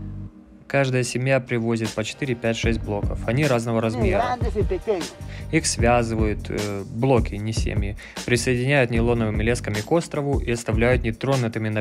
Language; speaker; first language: Russian; native; Russian